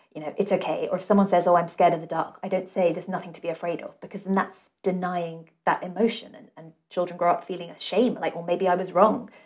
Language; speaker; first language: English; native; English